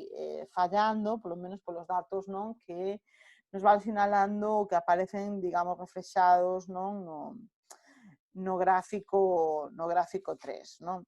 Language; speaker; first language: Galician; non-native, local second language; Spanish